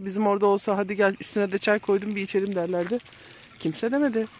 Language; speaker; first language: Turkish; native; Turkish